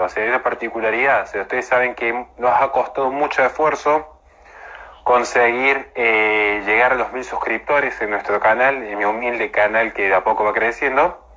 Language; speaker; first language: Spanish; native; Spanish